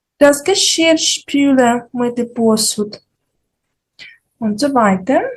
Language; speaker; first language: German; non-native, fluent; Ukrainian